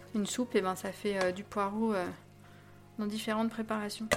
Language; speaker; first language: French; native; French